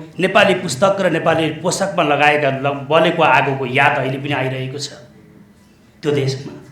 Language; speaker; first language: Nepali; native; Nepali